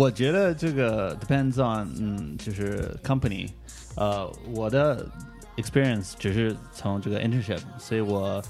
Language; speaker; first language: Chinese; early bilingual, heritage; Chinese